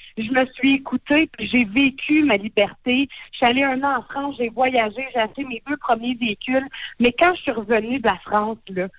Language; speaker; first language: French; native; French